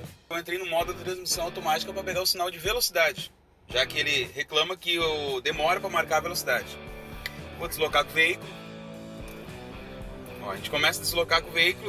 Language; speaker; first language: Portuguese; native; Portuguese